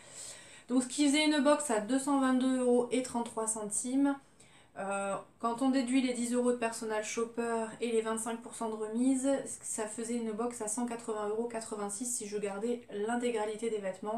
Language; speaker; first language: French; native; French